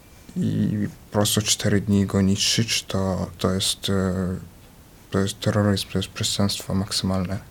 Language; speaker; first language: Polish; early bilingual, other home language; Ukrainian